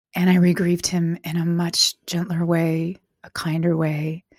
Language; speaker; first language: English; native; English